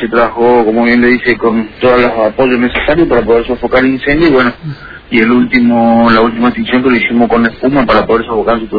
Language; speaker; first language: Spanish; native; Spanish